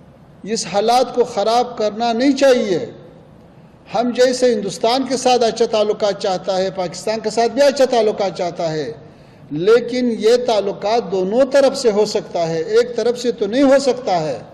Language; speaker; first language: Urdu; non-native, fluent; Pashto